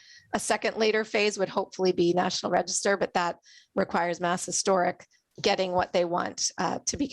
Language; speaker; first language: English; native; English